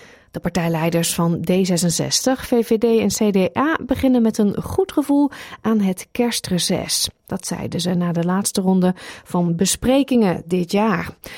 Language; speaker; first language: Dutch; native; Dutch